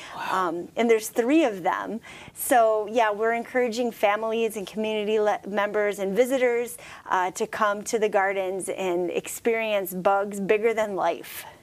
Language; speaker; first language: English; native; English